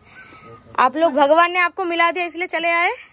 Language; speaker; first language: Hindi; non-native, local second language; Bangla